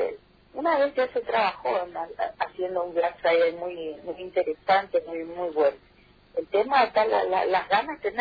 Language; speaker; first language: Spanish; native; Spanish